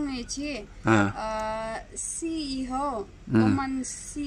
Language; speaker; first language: Chinese; non-native, learner; Nepali